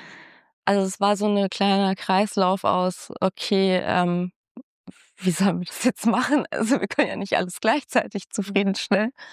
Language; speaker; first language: German; native; German